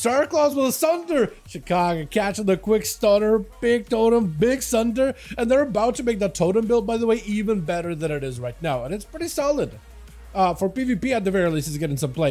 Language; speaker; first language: English; native; English